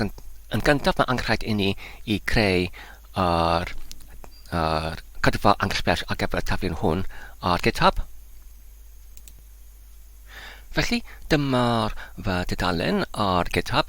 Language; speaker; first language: Welsh; non-native, learner; English